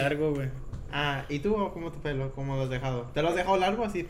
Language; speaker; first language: Spanish; native; Spanish